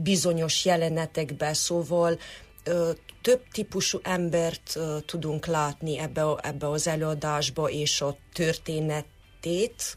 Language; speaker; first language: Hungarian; non-native, local second language; Romanian